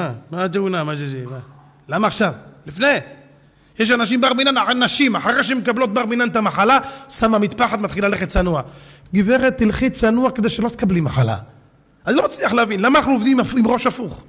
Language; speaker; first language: Hebrew; native; Hebrew